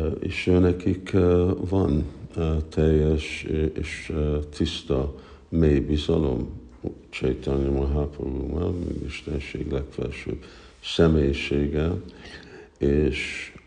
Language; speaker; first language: Hungarian; early bilingual, heritage; Hungarian